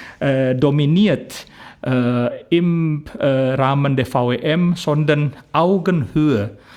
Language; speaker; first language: German; non-native, learner; Indonesian